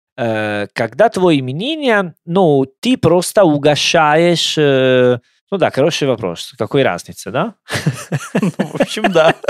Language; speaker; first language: Russian; non-native, learner; Italian